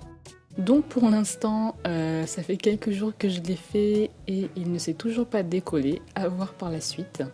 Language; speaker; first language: French; native; French